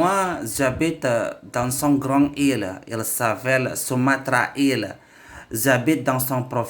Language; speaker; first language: French; non-native, learner; Indonesian